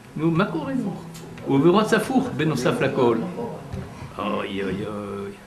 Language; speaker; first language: Hebrew; non-native, fluent; French